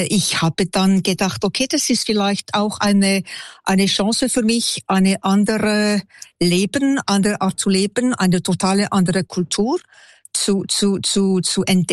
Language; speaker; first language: German; non-native, local second language; French